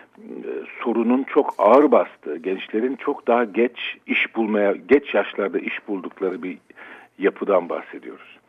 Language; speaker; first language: Turkish; native; Turkish